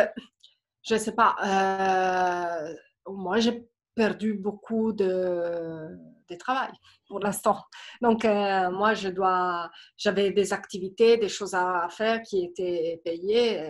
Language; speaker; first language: French; non-native, fluent; Italian